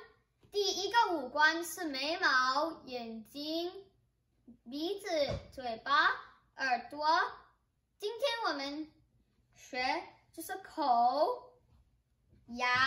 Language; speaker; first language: Chinese; early bilingual, heritage; English